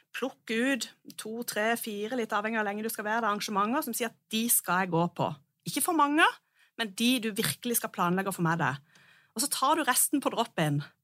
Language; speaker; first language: Norwegian; native; Norwegian